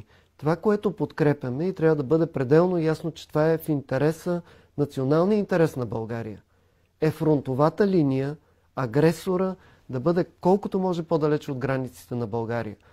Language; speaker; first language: Bulgarian; native; Bulgarian